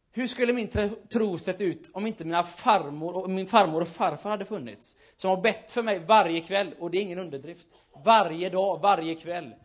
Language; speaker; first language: Swedish; native; Swedish